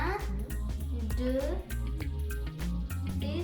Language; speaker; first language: French; native; French